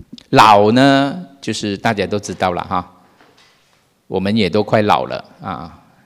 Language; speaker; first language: Chinese; non-native, fluent; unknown